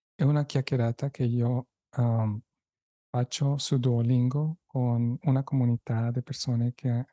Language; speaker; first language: Italian; non-native, fluent; Spanish